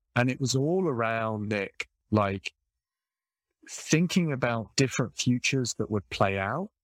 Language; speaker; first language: English; native; English